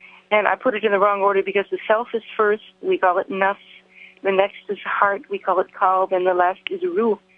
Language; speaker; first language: English; native; English